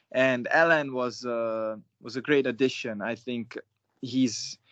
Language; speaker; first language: English; non-native, fluent; Hungarian